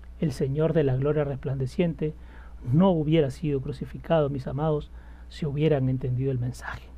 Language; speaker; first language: Spanish; native; Spanish